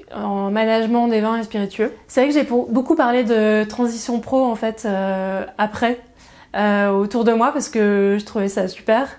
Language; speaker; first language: French; native; French